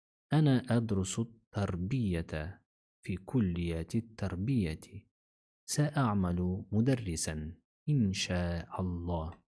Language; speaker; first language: Arabic; non-native, fluent; Kazakh